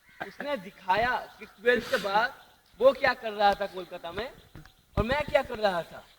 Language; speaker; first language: Hindi; non-native, local second language; Bangla